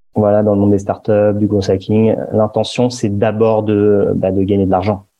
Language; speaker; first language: French; native; French